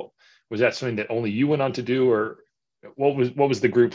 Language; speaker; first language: English; native; English